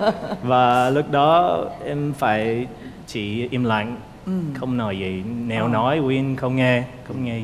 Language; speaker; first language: Vietnamese; non-native, fluent; English